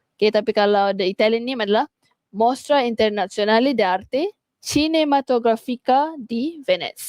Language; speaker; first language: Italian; non-native, fluent; Malay